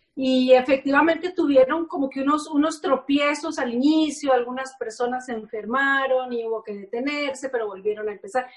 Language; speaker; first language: Spanish; native; Spanish